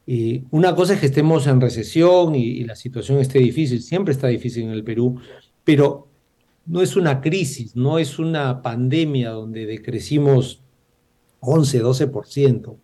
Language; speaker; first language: Spanish; native; Spanish